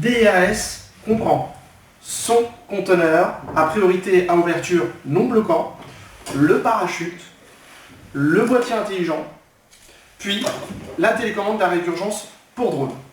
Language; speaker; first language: French; native; French